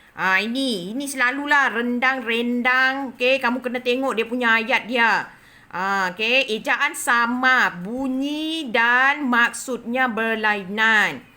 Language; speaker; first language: Malay; native; Malay